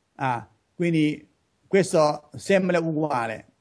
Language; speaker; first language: Italian; non-native, learner; Chinese